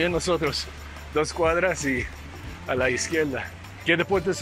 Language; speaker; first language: Spanish; non-native, fluent; English